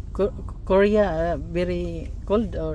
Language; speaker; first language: English; non-native, learner; Filipino